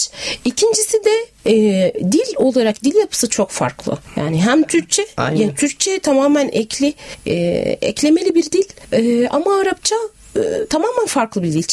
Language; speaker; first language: Turkish; non-native, fluent; Arabic